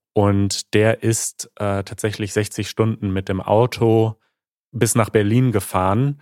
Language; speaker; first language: German; native; German